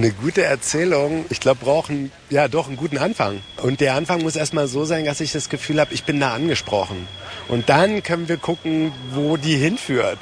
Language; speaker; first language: German; native; German